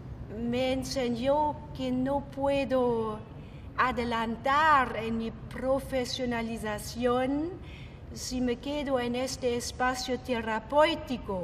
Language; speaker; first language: Spanish; non-native, fluent; German